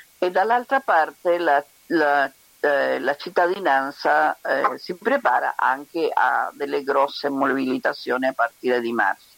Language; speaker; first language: Italian; non-native, fluent; Spanish